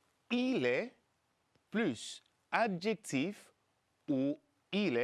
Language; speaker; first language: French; non-native, fluent; Spanish